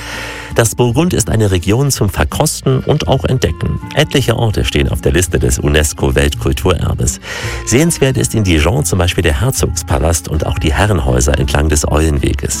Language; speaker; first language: German; native; German